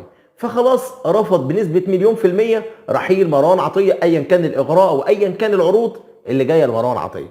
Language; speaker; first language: Arabic; native; Arabic